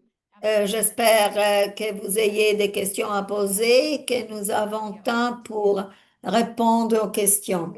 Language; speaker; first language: French; non-native, fluent; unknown